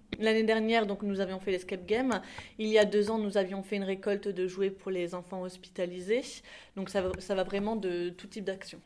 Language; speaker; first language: French; native; French